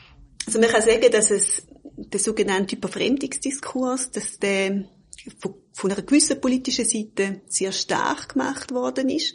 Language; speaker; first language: German; native; German